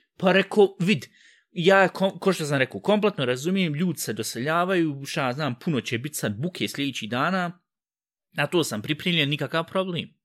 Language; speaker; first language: Bosnian; early bilingual, heritage; Bosnian